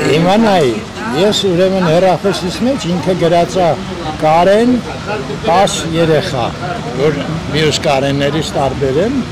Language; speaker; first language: Armenian; native; Armenian